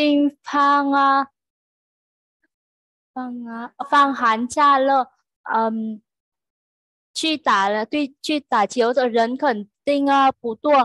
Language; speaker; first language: Chinese; non-native, fluent; Vietnamese